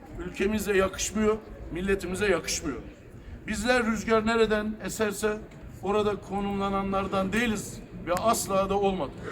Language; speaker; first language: Turkish; early bilingual, heritage; Turkish